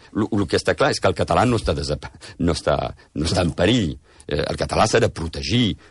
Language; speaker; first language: Catalan; early bilingual, heritage; Catalan